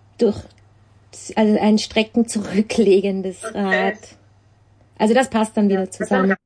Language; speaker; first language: German; native; German